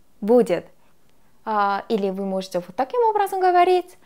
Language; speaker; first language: Russian; non-native, fluent; Korean